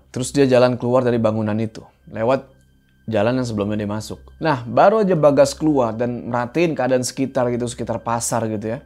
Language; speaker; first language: Indonesian; native; Indonesian